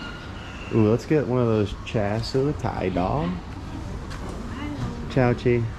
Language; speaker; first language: Vietnamese; non-native, learner; English